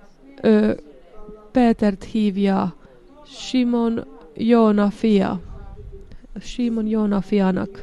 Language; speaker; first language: Hungarian; non-native, learner; Finnish